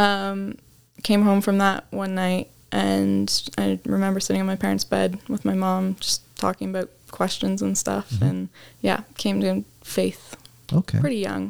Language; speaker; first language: English; native; English